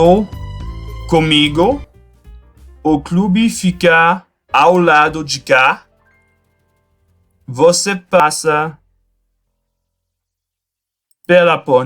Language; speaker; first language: Portuguese; non-native, fluent; French